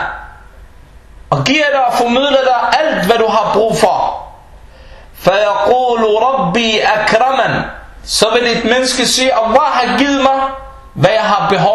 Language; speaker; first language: Danish; non-native, fluent; Arabic